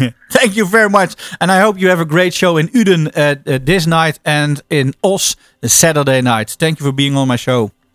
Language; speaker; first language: English; non-native, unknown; Dutch